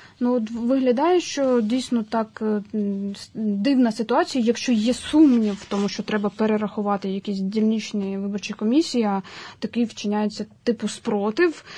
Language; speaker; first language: Ukrainian; native; Ukrainian